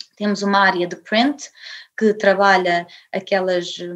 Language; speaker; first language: Portuguese; early bilingual, other home language; English